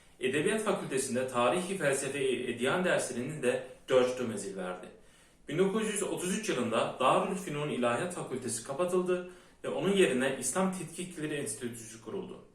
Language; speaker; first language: Turkish; early bilingual, heritage; Turkish